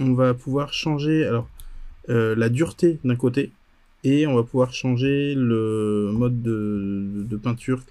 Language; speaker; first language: French; native; French